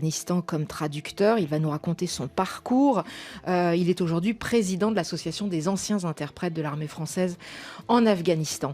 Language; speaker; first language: French; native; French